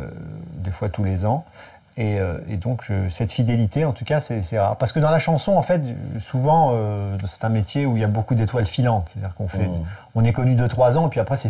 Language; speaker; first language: French; native; French